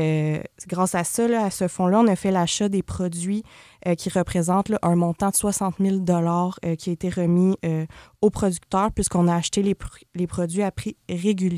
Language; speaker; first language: French; native; French